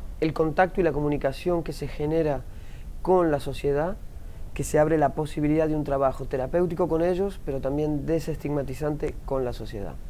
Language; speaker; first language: Spanish; native; Spanish